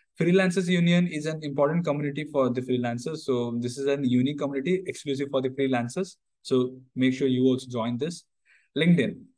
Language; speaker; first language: English; non-native, local second language; Odia